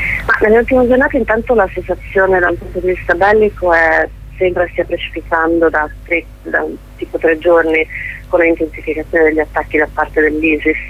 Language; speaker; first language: Italian; native; Italian